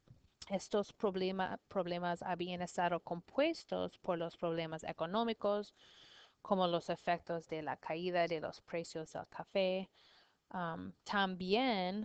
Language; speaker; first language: Spanish; non-native, learner; English